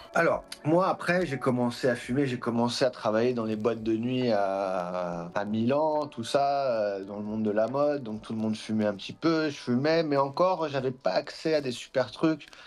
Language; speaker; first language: French; early bilingual, other home language; Portuguese